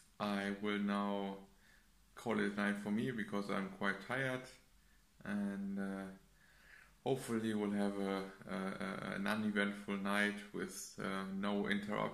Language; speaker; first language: English; non-native, fluent; German